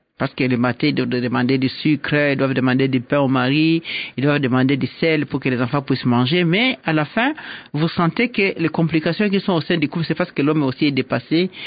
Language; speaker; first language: French; non-native, local second language; Swahili